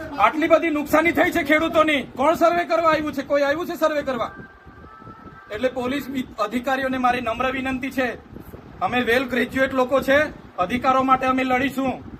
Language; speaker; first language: Gujarati; non-native, local second language; Vasavi